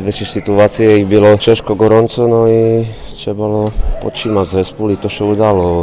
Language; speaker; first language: Polish; non-native, fluent; Slovak